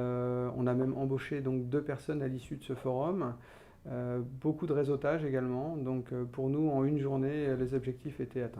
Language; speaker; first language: French; native; French